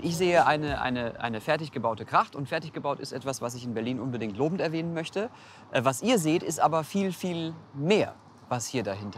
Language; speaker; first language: German; native; German